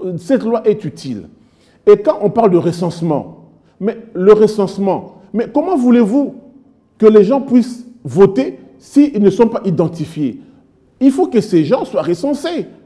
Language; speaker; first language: French; non-native, local second language; Lingala